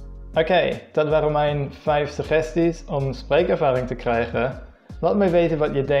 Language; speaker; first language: Dutch; non-native, fluent; English